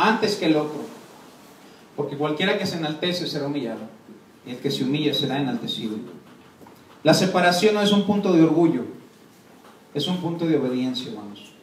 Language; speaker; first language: Spanish; native; Spanish